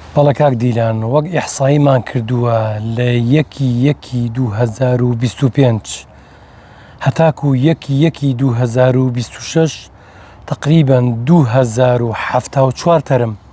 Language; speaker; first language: Central Kurdish; native; Central Kurdish